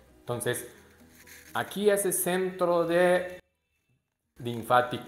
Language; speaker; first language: Spanish; non-native, learner; Japanese